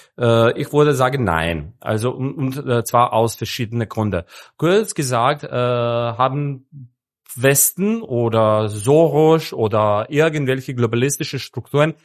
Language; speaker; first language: German; non-native, fluent; Serbian